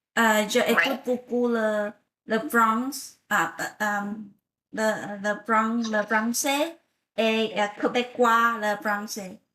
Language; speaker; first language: French; non-native, learner; Vietnamese